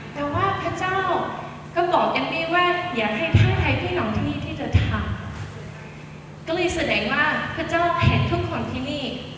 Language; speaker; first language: Thai; non-native, fluent; English